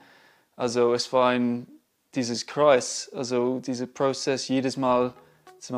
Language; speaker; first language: German; non-native, learner; English